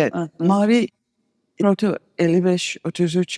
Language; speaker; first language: Turkish; non-native, fluent; English